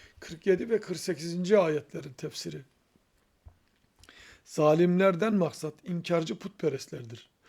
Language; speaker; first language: Turkish; native; Turkish